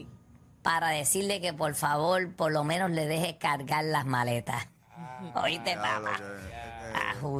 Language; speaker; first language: Spanish; native; Spanish